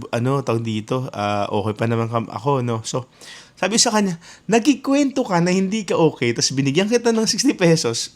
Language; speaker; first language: Filipino; non-native, local second language; Hiligaynon